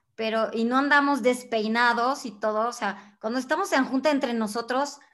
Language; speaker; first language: Spanish; non-native, fluent; French